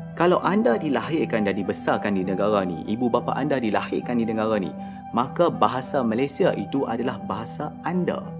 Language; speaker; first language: Malay; native; Malay